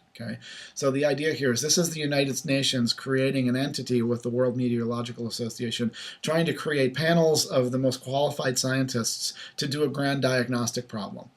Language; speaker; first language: English; native; English